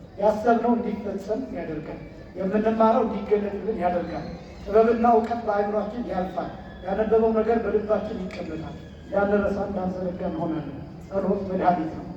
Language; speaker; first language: Amharic; native; Amharic